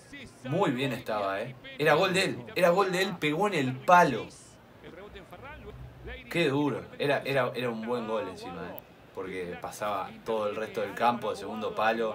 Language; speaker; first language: Spanish; native; Spanish